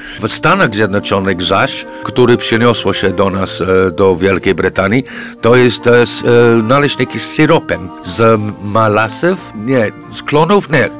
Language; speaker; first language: Polish; non-native, fluent; English